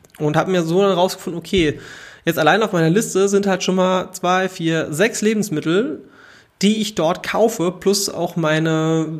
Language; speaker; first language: German; native; German